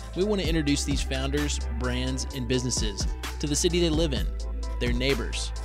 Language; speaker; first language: English; native; English